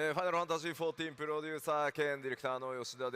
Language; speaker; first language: Japanese; native; Japanese